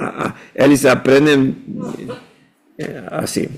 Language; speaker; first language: Portuguese; non-native, fluent; Spanish